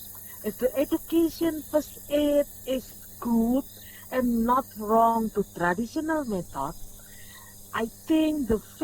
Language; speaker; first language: English; non-native, learner; Indonesian